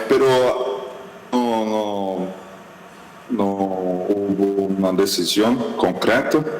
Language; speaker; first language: Spanish; non-native, fluent; Portuguese